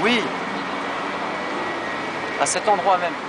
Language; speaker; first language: French; native; French